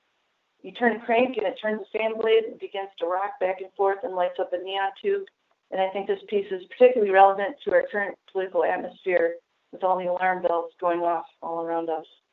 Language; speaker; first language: English; native; English